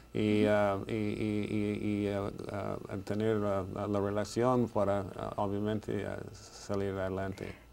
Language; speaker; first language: Spanish; non-native, fluent; English